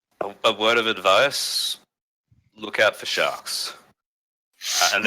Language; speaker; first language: English; native; English